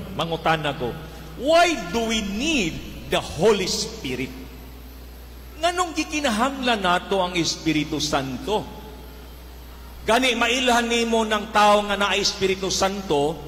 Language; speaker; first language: Cebuano; native; Cebuano